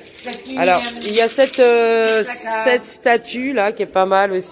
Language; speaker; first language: French; native; French